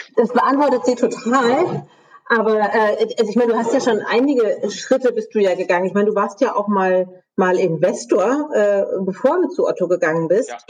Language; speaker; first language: German; native; German